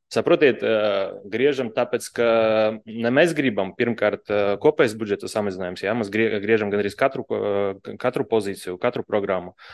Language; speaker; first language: Latvian; non-native, local second language; Russian